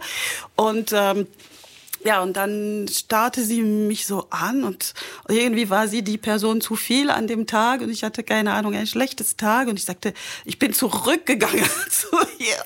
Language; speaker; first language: German; non-native, fluent; French